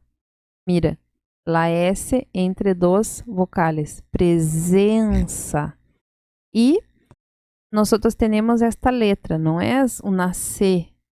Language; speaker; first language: Spanish; non-native, fluent; Portuguese